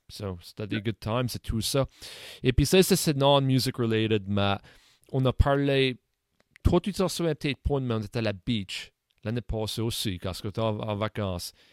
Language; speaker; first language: French; native; French